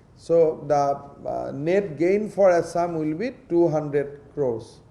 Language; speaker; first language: English; non-native, local second language; Assamese